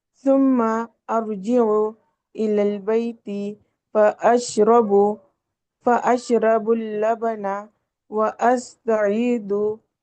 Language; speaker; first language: Arabic; non-native, learner; Urdu